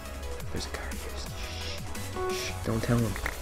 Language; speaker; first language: English; native; English